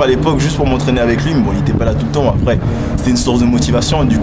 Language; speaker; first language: French; native; French